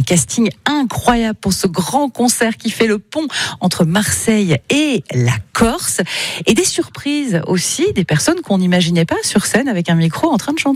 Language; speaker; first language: French; native; French